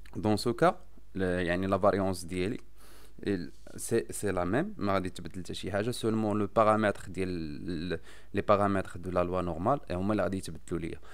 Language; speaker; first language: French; non-native, local second language; Arabic